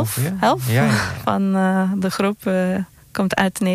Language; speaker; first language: Dutch; non-native, fluent; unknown